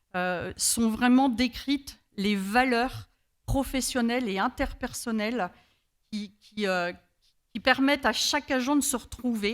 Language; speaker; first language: French; native; French